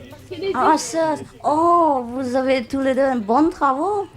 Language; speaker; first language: French; non-native, learner; Chinese